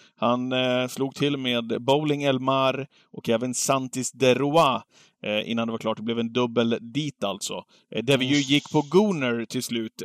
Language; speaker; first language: Swedish; native; Swedish